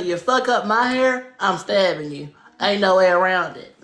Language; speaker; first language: English; native; English